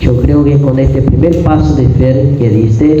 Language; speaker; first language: Spanish; native; Spanish